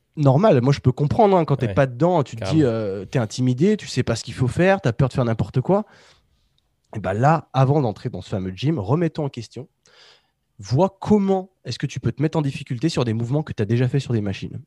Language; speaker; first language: French; native; French